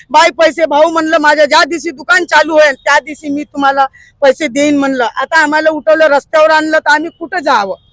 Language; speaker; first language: Marathi; non-native, local second language; Urdu